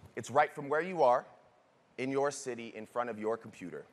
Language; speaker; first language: English; native; English